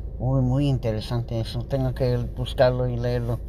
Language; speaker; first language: Spanish; non-native, learner; English